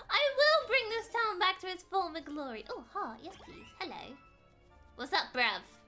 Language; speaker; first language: English; native; English